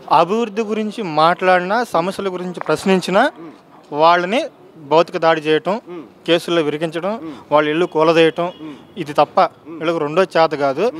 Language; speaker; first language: Telugu; native; Telugu